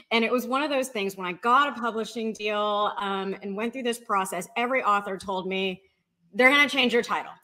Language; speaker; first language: English; native; English